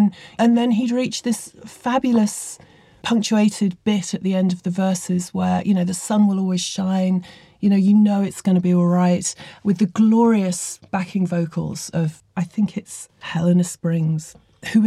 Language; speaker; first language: English; native; English